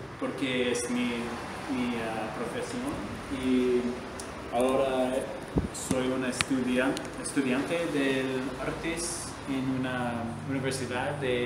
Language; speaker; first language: Spanish; non-native, learner; English